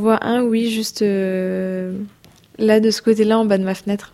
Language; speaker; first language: French; native; French